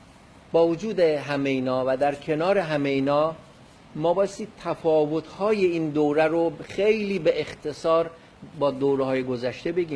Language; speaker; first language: Persian; non-native, local second language; Kurdish